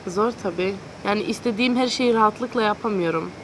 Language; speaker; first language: Turkish; early bilingual, heritage; Turkish